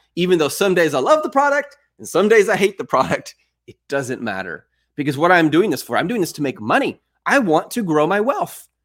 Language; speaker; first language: English; native; English